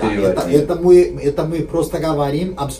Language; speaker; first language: Russian; non-native, fluent; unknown